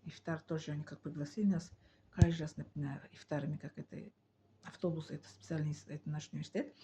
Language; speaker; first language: Russian; non-native, learner; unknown